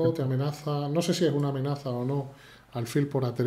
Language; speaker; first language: Spanish; native; Spanish